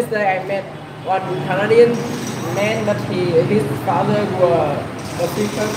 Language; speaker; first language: English; non-native, learner; Vietnamese